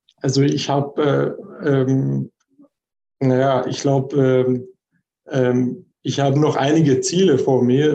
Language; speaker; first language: German; non-native, fluent; Arabic